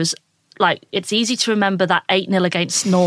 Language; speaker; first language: English; native; English